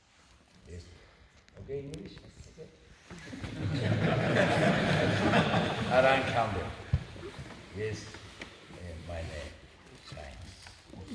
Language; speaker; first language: English; non-native, learner; Japanese